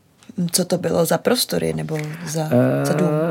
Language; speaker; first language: Czech; native; Czech